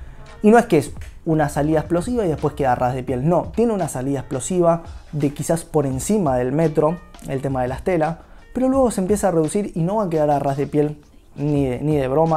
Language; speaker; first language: Spanish; native; Spanish